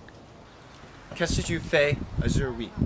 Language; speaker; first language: French; non-native, learner; English